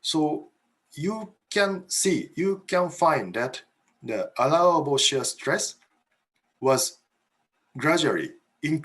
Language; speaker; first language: English; non-native, fluent; Japanese